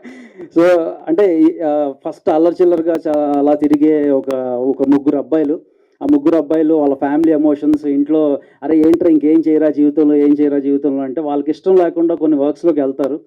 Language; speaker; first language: Telugu; native; Telugu